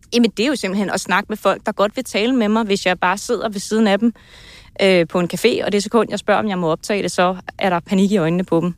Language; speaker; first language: Danish; native; Danish